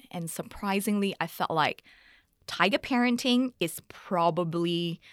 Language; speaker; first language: English; native; English